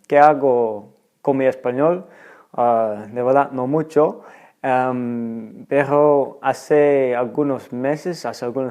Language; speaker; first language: Spanish; non-native, fluent; Dutch